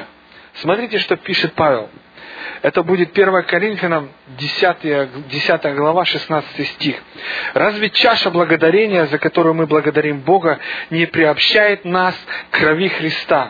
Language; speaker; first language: Russian; native; Russian